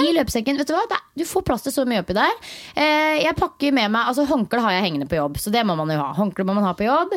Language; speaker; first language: Norwegian; native; Norwegian